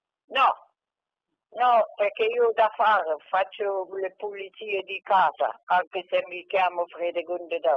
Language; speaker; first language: Italian; non-native, fluent; German